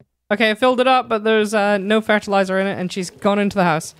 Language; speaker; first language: English; native; English